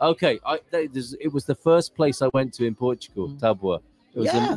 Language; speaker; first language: English; native; English